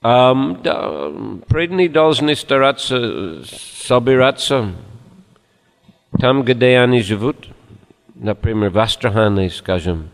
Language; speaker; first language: Russian; non-native, fluent; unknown